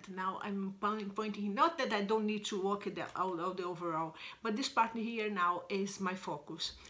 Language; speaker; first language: English; non-native, fluent; Portuguese